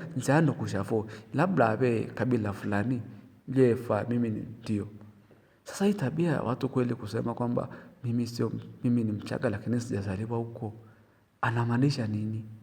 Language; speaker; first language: Swahili; non-native, local second language; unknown